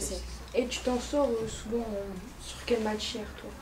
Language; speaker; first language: French; native; French